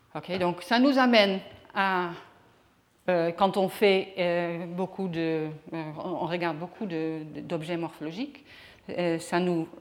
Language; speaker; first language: French; non-native, fluent; Dutch